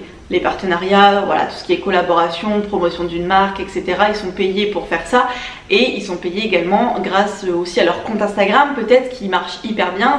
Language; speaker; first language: French; native; French